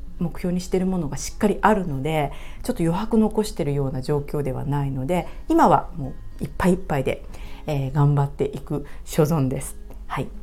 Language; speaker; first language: Japanese; native; Japanese